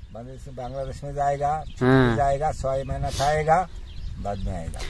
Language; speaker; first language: Hindi; non-native, learner; Bangla